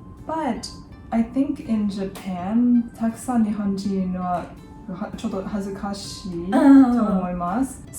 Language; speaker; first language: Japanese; non-native, learner; English